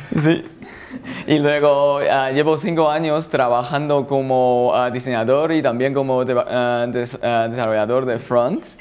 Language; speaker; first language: Spanish; non-native, fluent; Chinese